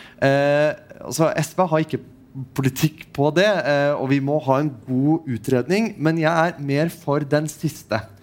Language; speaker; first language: Norwegian; non-native, fluent; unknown